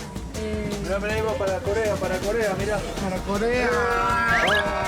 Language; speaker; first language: Spanish; non-native, local second language; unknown